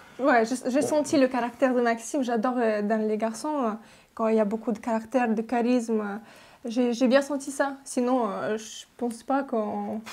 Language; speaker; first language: French; non-native, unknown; Russian